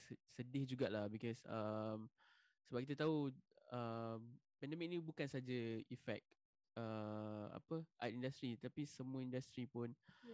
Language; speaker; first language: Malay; native; Malay